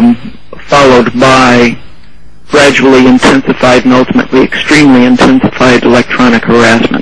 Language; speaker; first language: English; native; English